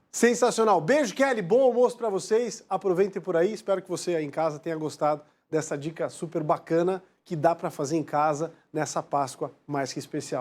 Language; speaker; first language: Portuguese; native; Portuguese